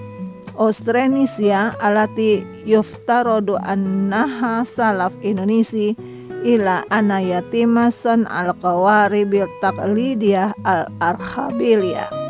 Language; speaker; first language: Arabic; non-native, fluent; Indonesian